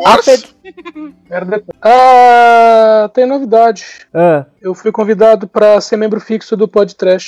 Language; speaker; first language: Portuguese; native; Portuguese